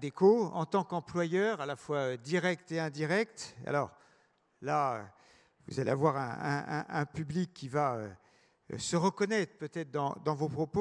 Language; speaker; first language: French; native; French